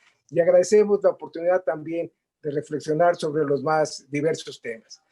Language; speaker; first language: Spanish; native; Spanish